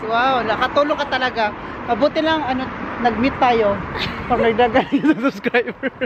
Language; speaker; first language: Filipino; non-native, local second language; Cebuano